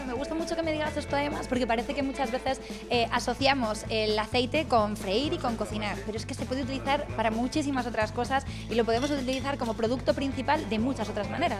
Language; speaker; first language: Spanish; native; Spanish